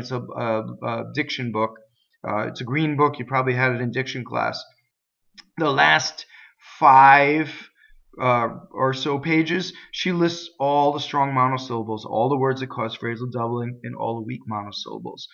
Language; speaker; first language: English; native; English